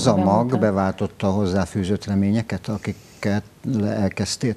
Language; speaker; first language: Hungarian; native; Hungarian